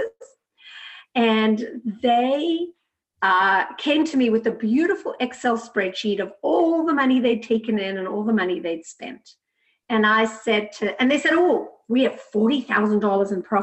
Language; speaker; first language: English; native; English